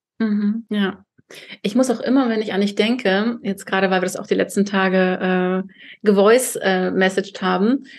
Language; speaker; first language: German; early bilingual, other home language; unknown